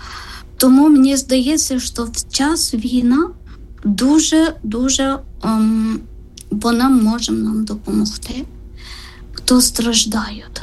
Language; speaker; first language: Ukrainian; non-native, learner; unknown